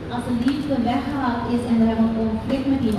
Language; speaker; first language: Dutch; non-native, fluent; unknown